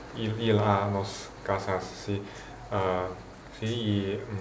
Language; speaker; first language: Spanish; non-native, learner; Chinese